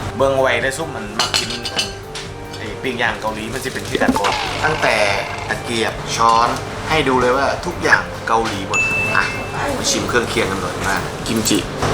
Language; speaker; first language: Thai; native; Thai